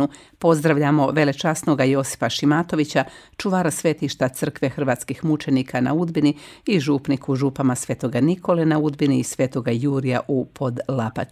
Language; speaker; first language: Croatian; native; Croatian